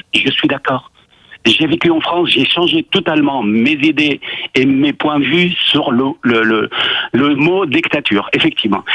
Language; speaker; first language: French; non-native, fluent; Arabic